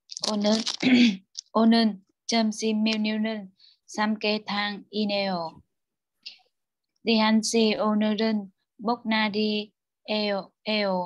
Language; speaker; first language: Korean; non-native, learner; Vietnamese